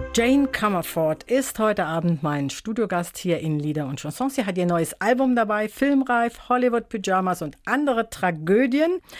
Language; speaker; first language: German; native; German